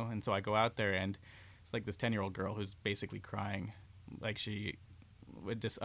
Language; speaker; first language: English; native; English